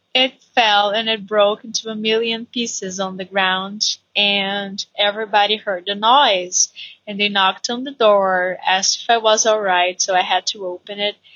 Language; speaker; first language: English; non-native, fluent; Portuguese